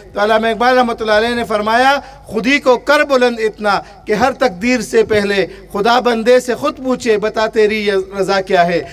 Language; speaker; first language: Urdu; non-native, local second language; Pashto